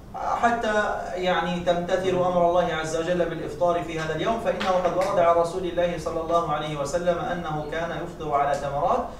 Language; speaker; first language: Arabic; native; Arabic